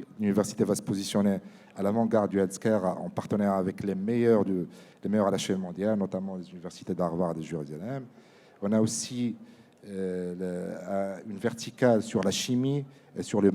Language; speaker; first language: French; non-native, local second language; Arabic